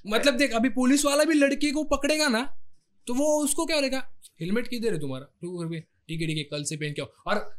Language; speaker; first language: Hindi; non-native, local second language; Marathi